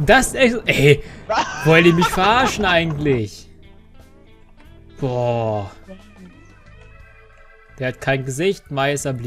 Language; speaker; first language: German; native; German